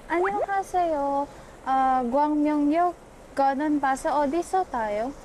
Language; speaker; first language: Korean; non-native, learner; Filipino